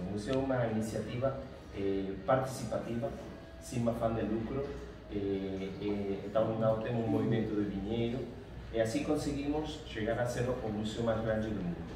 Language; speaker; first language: Portuguese; non-native, fluent; Spanish